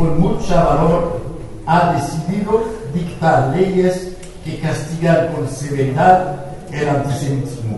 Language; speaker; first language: Spanish; non-native, fluent; French